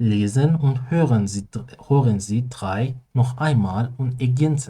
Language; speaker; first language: German; non-native, learner; Persian